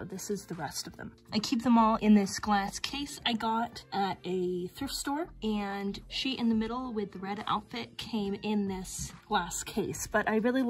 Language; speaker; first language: English; native; English